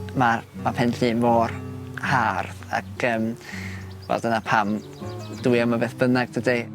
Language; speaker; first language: Welsh; non-native, fluent; English